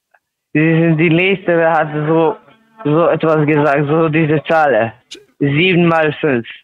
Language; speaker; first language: German; non-native, learner; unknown